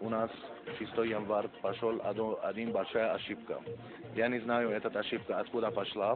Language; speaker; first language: Russian; non-native, learner; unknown